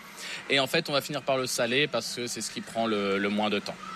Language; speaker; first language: French; native; French